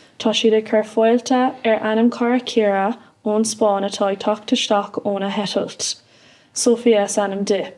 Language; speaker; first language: Irish; non-native, local second language; English